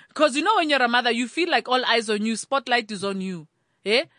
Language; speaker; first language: English; non-native, local second language; Tswana